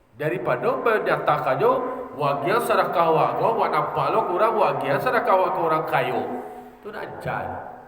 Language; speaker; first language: Malay; non-native, local second language; Minangkabau